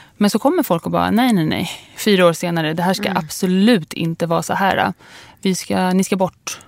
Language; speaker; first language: Swedish; early bilingual, other home language; Kurdish